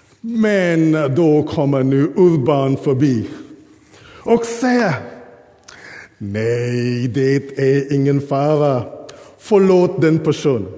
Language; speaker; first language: Swedish; non-native, fluent; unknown